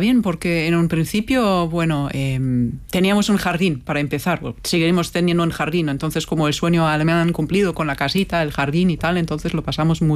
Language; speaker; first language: Spanish; non-native, fluent; German